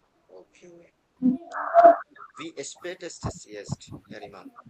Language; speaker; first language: German; non-native, fluent; Bangla